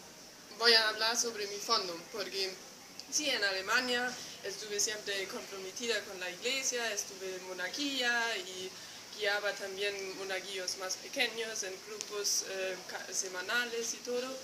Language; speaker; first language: Spanish; non-native, fluent; German